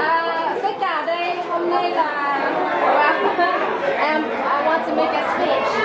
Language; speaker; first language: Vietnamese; early bilingual, heritage; Vietnamese